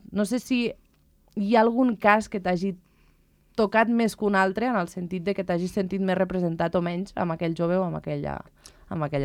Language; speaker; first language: Catalan; native; Catalan